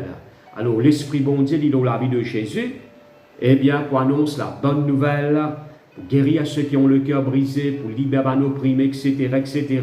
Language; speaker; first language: French; non-native, local second language; Morisyen